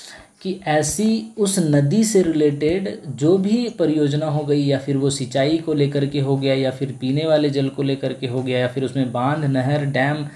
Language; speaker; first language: Hindi; native; Hindi